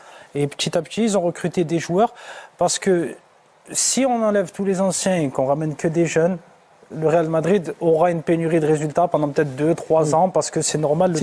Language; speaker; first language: French; native; French